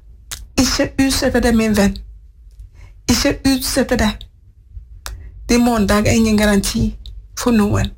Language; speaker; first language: Norwegian; non-native, fluent; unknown